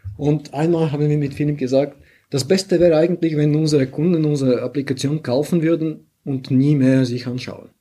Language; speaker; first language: German; non-native, fluent; Bulgarian